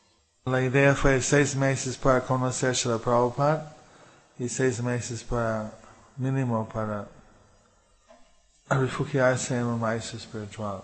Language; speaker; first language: Spanish; non-native, fluent; English